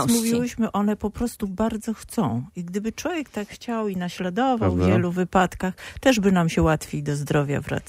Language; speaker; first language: Polish; native; Polish